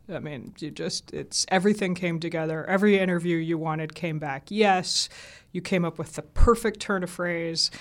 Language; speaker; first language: English; native; English